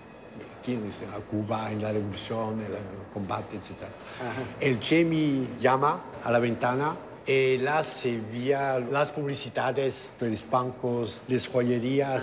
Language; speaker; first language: Spanish; non-native, fluent; German